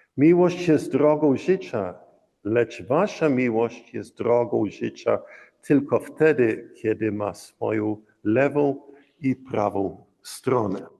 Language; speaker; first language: Polish; early bilingual, heritage; Polish